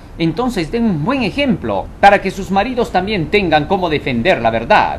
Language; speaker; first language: Spanish; native; Spanish